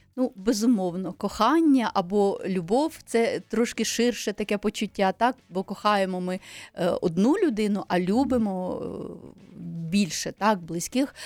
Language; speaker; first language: Ukrainian; native; Ukrainian